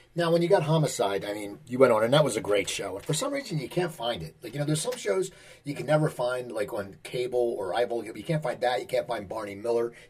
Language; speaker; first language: English; native; English